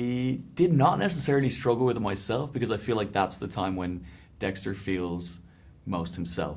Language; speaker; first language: English; native; English